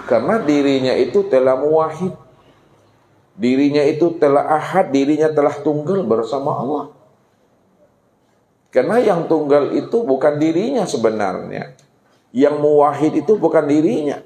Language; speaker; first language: Indonesian; native; Indonesian